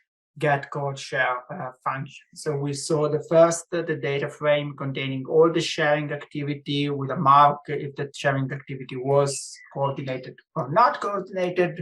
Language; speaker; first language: English; non-native, fluent; Italian